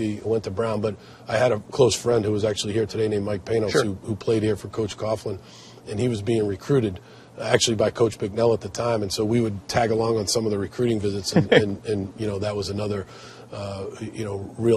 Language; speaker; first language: English; native; English